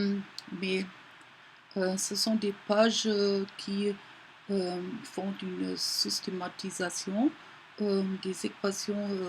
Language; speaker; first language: French; non-native, fluent; German